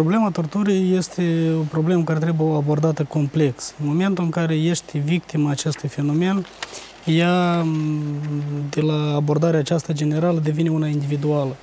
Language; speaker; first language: Romanian; native; Romanian